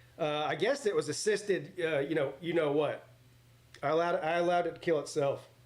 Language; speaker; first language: English; native; English